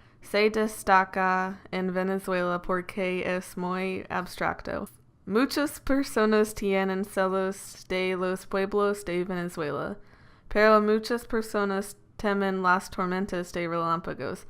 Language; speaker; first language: Spanish; non-native, learner; English